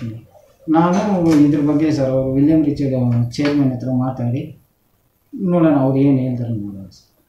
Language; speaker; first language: Kannada; non-native, local second language; Tamil